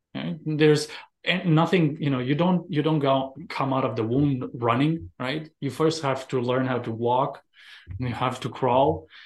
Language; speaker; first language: English; non-native, fluent; Romanian